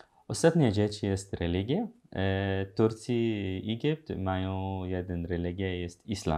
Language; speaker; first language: Polish; non-native, learner; Arabic